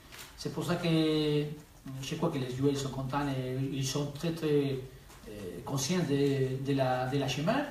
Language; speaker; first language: French; non-native, learner; Spanish